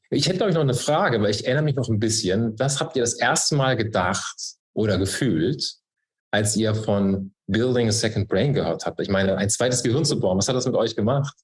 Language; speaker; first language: German; native; German